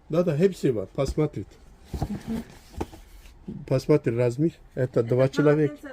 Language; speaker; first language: Russian; non-native, learner; Turkish